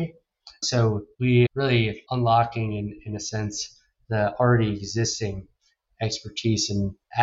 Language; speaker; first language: English; native; English